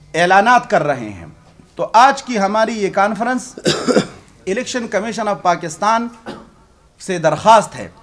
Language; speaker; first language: Urdu; non-native, local second language; Pashto